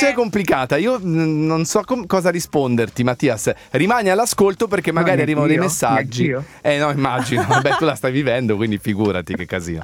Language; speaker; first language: Italian; native; Italian